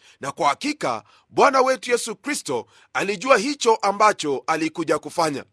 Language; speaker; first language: Swahili; non-native, local second language; Luyia